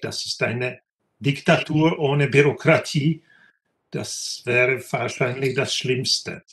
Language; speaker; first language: German; non-native, fluent; Czech